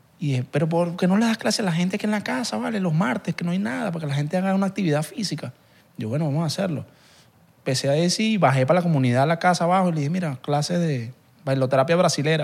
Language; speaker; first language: Spanish; native; Spanish